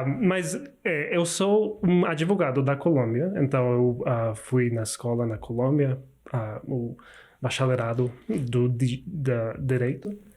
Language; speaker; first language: Portuguese; non-native, learner; Spanish